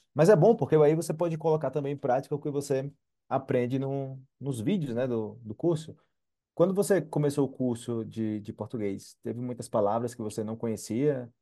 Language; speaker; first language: Portuguese; native; Portuguese